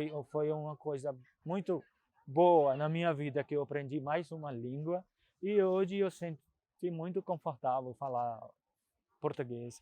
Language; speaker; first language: Portuguese; non-native, fluent; Punjabi